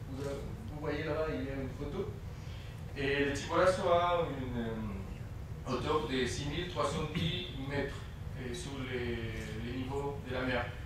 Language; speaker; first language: French; non-native, fluent; Spanish